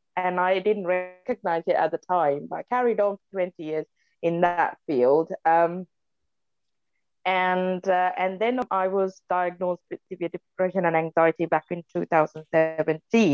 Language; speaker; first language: English; non-native, local second language; Sinhala